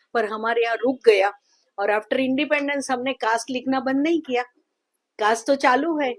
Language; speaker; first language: Hindi; non-native, local second language; Gujarati